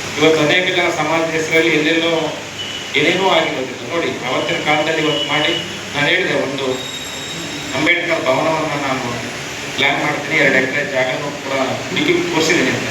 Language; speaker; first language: Kannada; native; Kannada